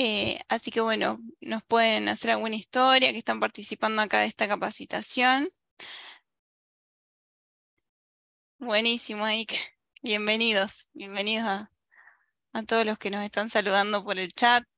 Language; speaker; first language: Spanish; native; Spanish